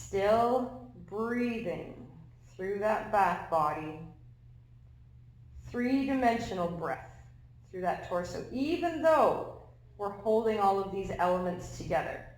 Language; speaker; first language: English; native; English